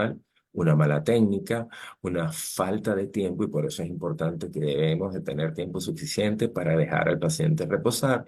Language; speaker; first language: Spanish; native; Spanish